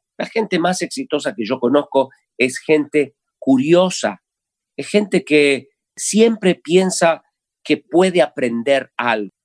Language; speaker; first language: Spanish; native; Spanish